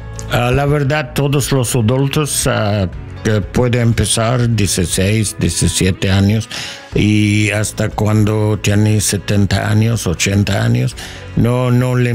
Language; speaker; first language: Spanish; non-native, learner; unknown